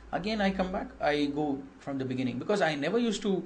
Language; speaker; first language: English; non-native, local second language; Kannada